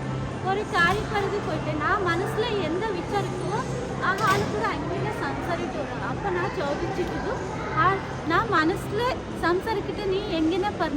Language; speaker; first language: Malayalam; non-native, learner; Kannada